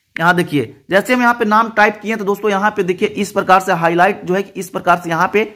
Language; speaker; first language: Hindi; native; Hindi